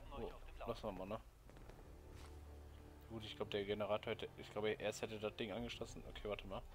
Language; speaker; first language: German; native; German